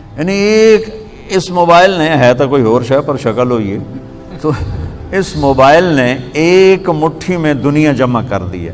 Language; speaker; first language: Urdu; non-native, local second language; Punjabi